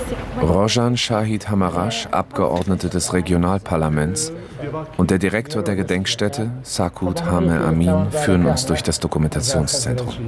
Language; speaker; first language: German; native; German